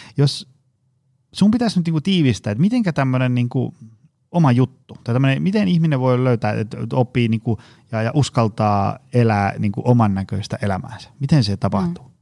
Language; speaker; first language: Finnish; native; Finnish